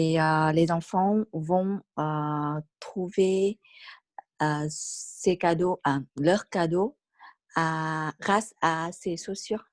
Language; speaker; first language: French; non-native, learner; Vietnamese